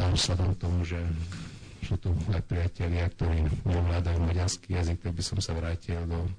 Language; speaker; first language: Slovak; non-native, local second language; Hungarian